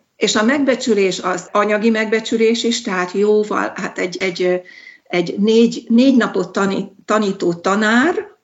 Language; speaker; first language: Hungarian; native; Hungarian